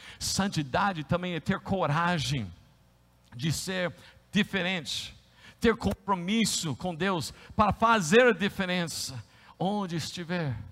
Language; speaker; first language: Portuguese; non-native, fluent; English